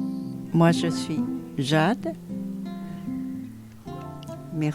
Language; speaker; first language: French; non-native, fluent; Vietnamese